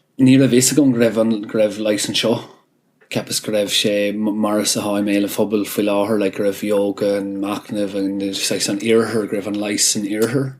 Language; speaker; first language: Irish; non-native, local second language; English